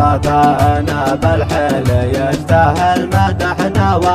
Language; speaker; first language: Arabic; native; Arabic